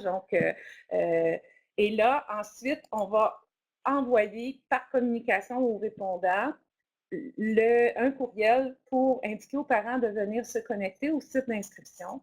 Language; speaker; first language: French; native; French